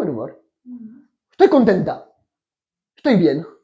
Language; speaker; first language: Spanish; non-native, fluent; French